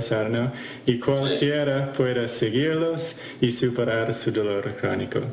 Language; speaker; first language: Spanish; non-native, fluent; English